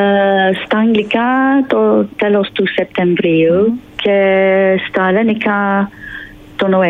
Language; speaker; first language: Greek; non-native, learner; English